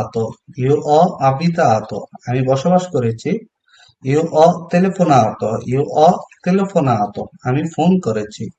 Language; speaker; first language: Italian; non-native, fluent; Bangla